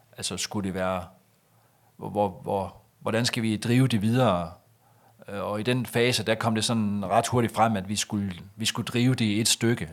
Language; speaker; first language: Danish; native; Danish